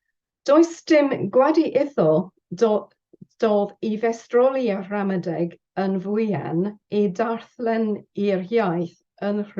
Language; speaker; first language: Welsh; non-native, learner; English